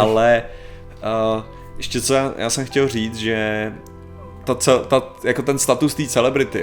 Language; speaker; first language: Czech; native; Czech